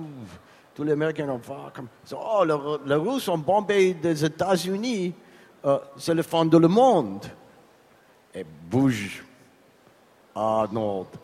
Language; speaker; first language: French; non-native, learner; English